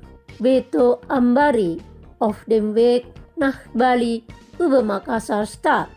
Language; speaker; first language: German; non-native, fluent; Indonesian